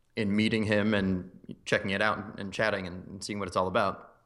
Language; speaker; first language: English; native; English